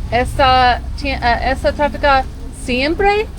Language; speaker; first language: Spanish; non-native, learner; English